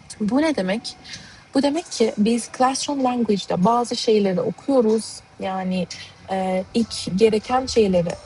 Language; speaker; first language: Turkish; non-native, fluent; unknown